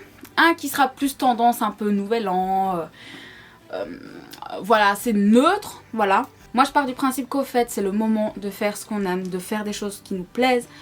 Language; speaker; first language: French; native; French